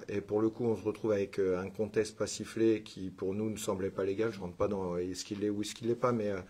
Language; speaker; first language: French; native; French